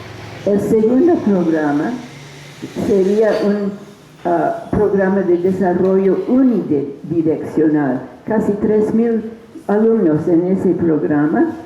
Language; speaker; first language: Spanish; non-native, fluent; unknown